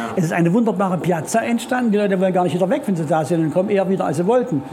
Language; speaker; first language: German; native; German